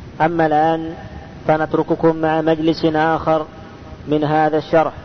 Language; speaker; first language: Arabic; native; Arabic